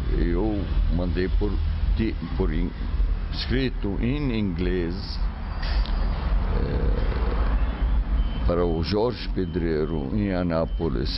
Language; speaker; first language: Portuguese; non-native, fluent; Arabic